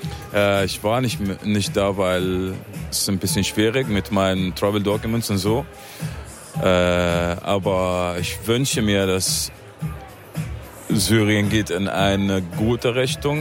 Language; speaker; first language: German; non-native, fluent; Arabic